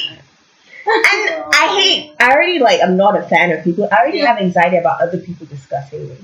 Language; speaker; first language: English; non-native, local second language; Yoruba